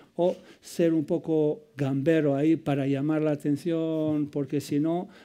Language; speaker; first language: Spanish; non-native, fluent; Bosnian